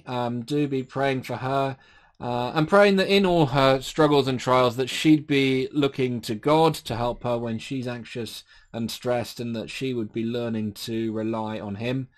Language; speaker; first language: English; native; English